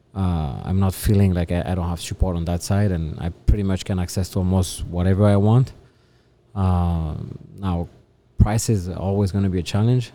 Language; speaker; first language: English; non-native, fluent; French